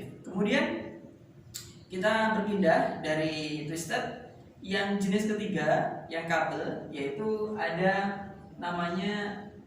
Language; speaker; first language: Indonesian; native; Indonesian